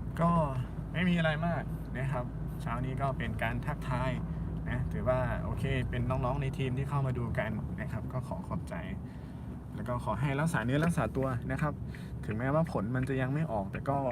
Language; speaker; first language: Thai; native; Thai